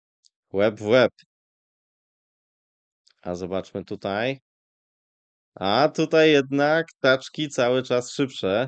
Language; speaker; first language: Polish; native; Polish